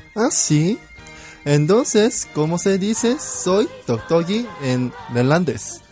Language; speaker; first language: Spanish; non-native, learner; Korean